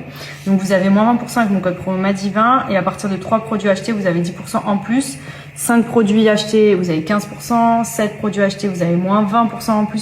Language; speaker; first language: French; native; French